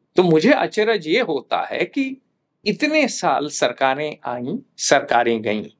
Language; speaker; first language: Hindi; native; Hindi